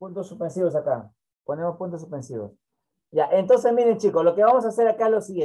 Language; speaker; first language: Spanish; native; Spanish